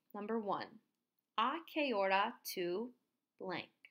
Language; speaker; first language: Spanish; non-native, fluent; English